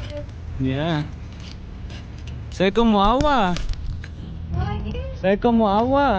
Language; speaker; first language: Spanish; early bilingual, heritage; Spanish